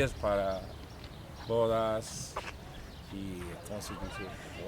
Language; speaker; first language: Spanish; non-native, learner; English